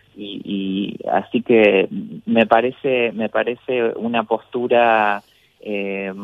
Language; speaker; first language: Spanish; native; Spanish